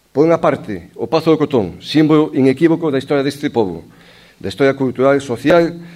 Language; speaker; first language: Galician; native; Galician